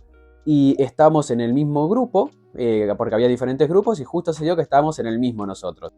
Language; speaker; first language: Spanish; native; Spanish